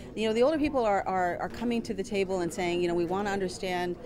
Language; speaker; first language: English; native; English